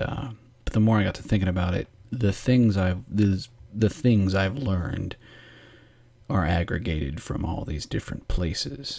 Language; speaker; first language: English; native; English